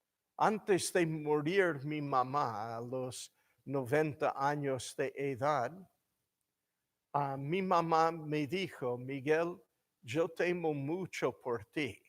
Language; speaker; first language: Spanish; non-native, fluent; English